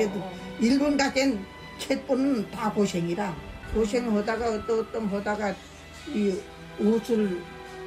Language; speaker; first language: Korean; native; Korean